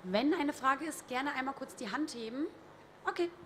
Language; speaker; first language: German; native; German